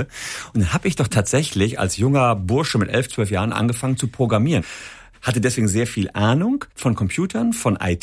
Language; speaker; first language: German; native; German